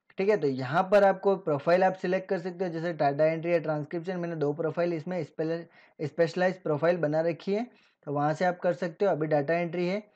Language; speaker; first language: Hindi; native; Hindi